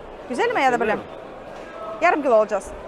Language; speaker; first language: Turkish; non-native, learner; Russian